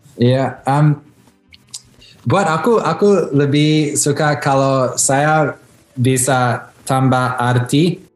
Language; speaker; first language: Indonesian; early bilingual, heritage; Indonesian